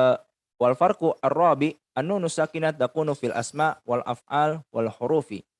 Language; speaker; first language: Arabic; non-native, learner; Indonesian